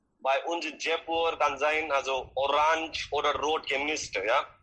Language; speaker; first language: German; non-native, learner; Hindi